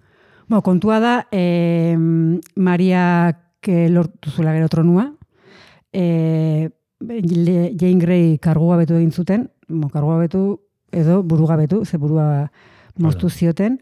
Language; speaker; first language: Basque; native; Basque